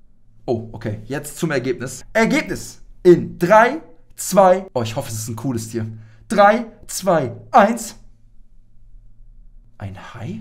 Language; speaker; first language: German; native; German